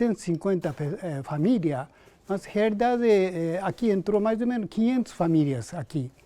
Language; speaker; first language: Portuguese; non-native, learner; Japanese